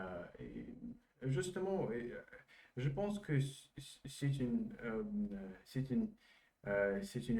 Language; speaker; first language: French; non-native, learner; Russian